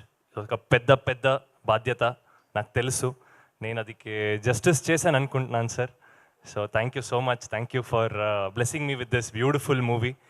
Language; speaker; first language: Telugu; non-native, learner; Kannada